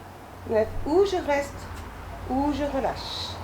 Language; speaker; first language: French; native; French